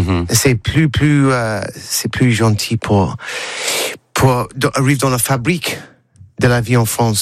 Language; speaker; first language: French; non-native, learner; English